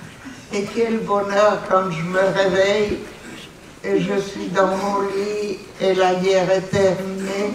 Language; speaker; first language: French; non-native, fluent; Polish